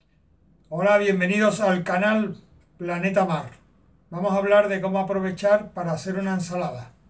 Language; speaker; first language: Spanish; native; Spanish